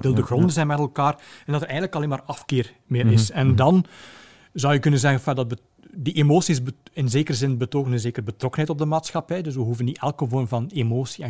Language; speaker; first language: Dutch; native; Dutch